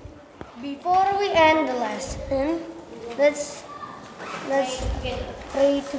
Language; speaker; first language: English; non-native, learner; Indonesian